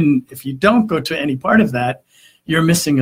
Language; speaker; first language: English; native; English